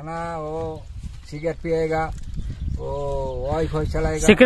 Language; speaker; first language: Hindi; non-native, learner; Bangla